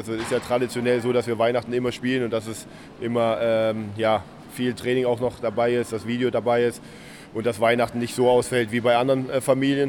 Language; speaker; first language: German; native; German